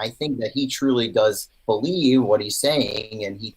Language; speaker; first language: English; native; English